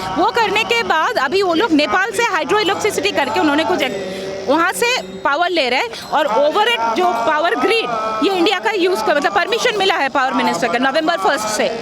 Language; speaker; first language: Hindi; non-native, local second language; Bangla